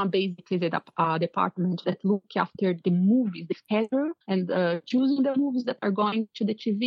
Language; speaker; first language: English; non-native, fluent; Portuguese